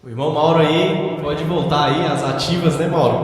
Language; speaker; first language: Portuguese; native; Portuguese